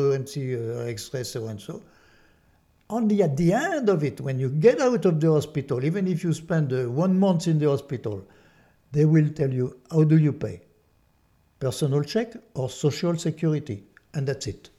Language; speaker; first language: English; non-native, fluent; French